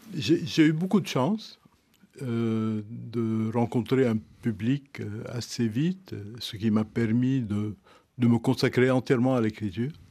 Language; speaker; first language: French; non-native, local second language; Arabic